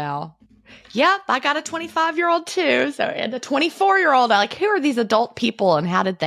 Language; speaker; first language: English; native; English